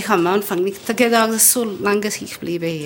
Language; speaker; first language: German; non-native, learner; Bosnian